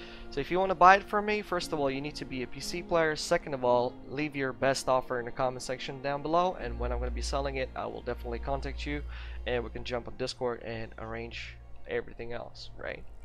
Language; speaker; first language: English; non-native, fluent; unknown